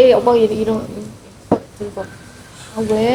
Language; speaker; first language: Korean; non-native, learner; Vietnamese